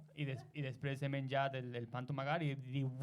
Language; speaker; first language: Catalan; non-native, learner; Spanish